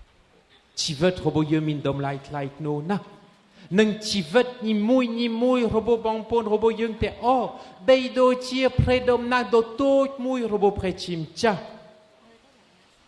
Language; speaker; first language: Khmer; non-native, fluent; French